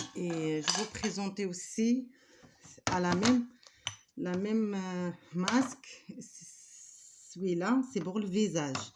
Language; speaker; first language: French; non-native, learner; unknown